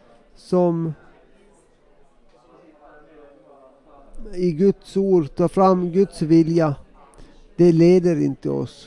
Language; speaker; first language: Swedish; non-native, local second language; Finnish